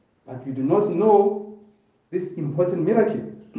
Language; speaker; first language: English; non-native, local second language; Southern Sotho